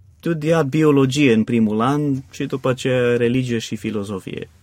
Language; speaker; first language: Romanian; non-native, fluent; English